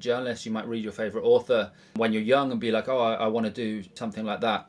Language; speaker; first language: English; native; English